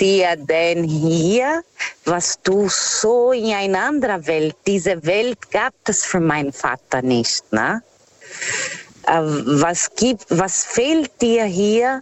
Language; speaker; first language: German; non-native, fluent; Portuguese